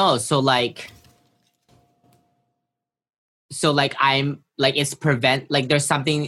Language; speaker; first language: English; non-native, local second language; Filipino